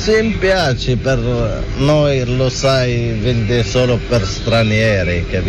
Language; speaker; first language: Italian; non-native, learner; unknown